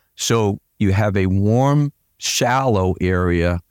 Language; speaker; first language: English; native; English